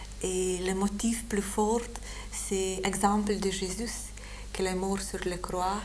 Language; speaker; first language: French; non-native, fluent; Lithuanian